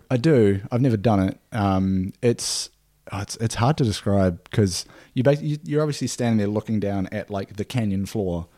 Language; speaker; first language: English; native; English